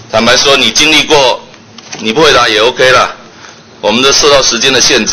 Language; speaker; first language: Chinese; native; Chinese